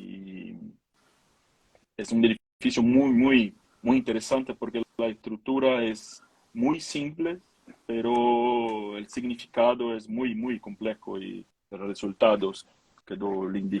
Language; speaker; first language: Spanish; non-native, fluent; Portuguese